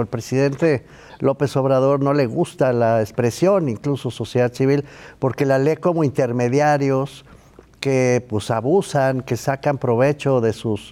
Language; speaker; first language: Spanish; native; Spanish